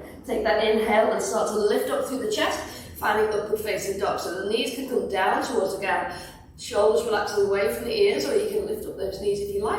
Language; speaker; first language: English; native; English